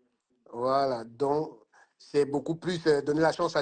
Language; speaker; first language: French; native; French